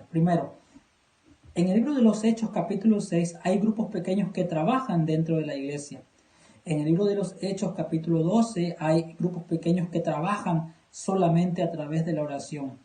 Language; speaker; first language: Spanish; native; Spanish